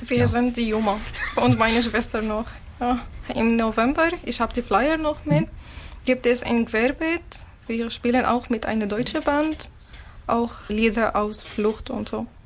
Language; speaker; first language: German; non-native, learner; Arabic